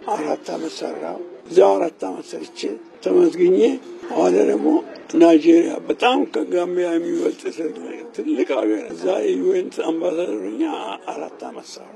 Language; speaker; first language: Amharic; non-native, local second language; Oromo